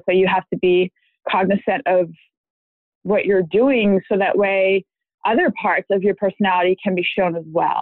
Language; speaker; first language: English; non-native, fluent; German